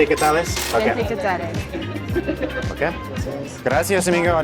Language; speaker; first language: Spanish; non-native, learner; English